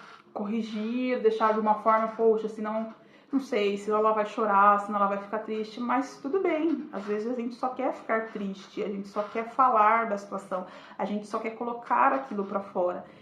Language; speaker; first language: Portuguese; native; Portuguese